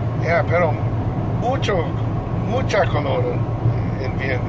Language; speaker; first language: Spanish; non-native, learner; English